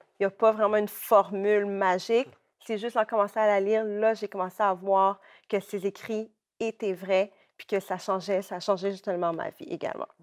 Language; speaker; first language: French; native; French